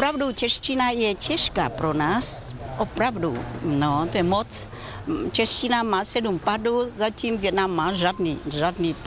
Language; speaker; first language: Czech; non-native, fluent; Vietnamese